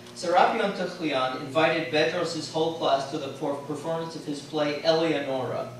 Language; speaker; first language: English; native; English